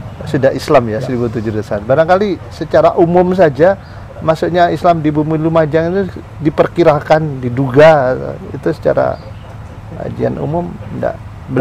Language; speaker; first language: Indonesian; native; Indonesian